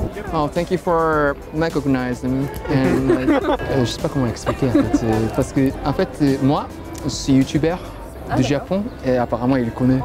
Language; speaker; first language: French; non-native, fluent; Japanese